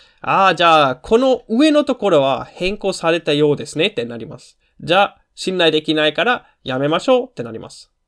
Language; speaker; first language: Japanese; non-native, fluent; German